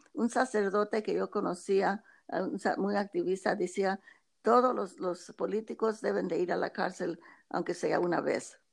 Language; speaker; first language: Spanish; early bilingual, heritage; Spanish